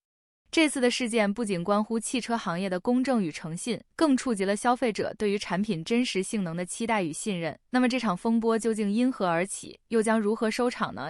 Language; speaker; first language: Chinese; native; Chinese